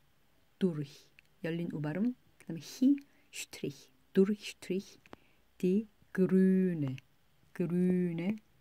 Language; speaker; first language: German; non-native, fluent; Korean